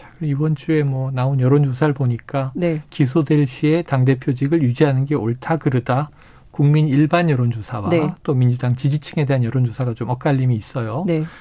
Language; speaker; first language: Korean; native; Korean